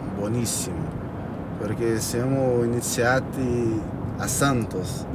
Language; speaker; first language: Italian; non-native, fluent; Portuguese